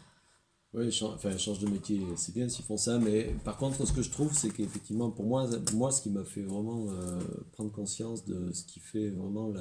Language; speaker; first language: French; native; French